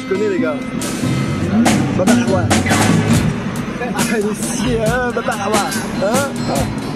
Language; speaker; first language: French; native; French